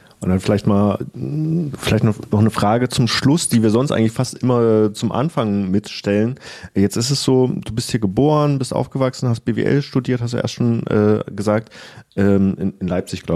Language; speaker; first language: German; native; German